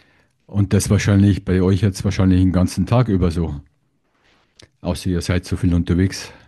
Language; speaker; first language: German; native; German